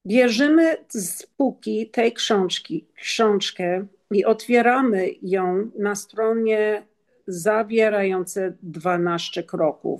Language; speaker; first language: Polish; non-native, learner; English